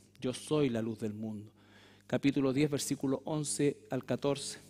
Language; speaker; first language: Spanish; native; Spanish